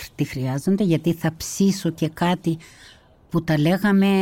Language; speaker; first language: Greek; early bilingual, heritage; Kazakh